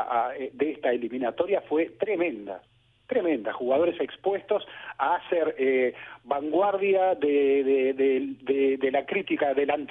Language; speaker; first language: Spanish; native; Spanish